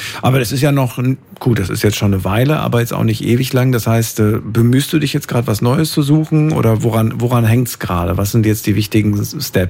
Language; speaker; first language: German; native; German